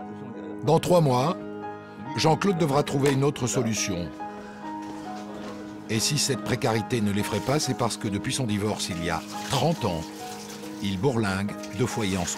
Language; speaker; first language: French; native; French